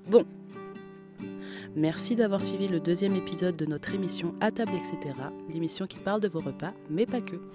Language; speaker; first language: French; native; French